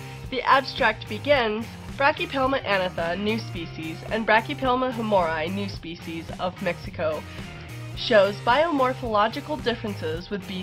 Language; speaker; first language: English; native; English